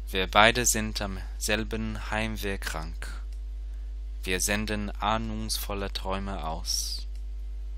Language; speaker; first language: German; non-native, fluent; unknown